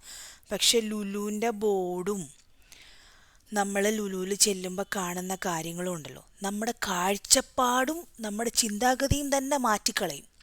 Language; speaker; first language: Malayalam; native; Malayalam